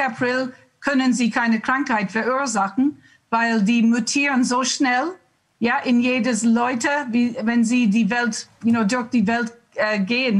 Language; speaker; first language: German; non-native, learner; English